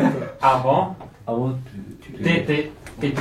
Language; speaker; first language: French; non-native, learner; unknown